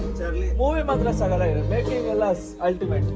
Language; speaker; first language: Kannada; native; Kannada